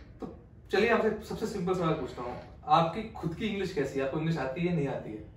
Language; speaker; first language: Hindi; native; Hindi